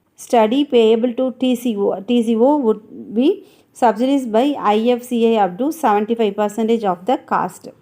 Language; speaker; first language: English; non-native, local second language; Tamil